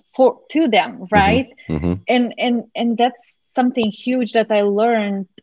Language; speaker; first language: English; non-native, fluent; Macedonian